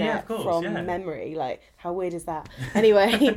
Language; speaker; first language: English; native; English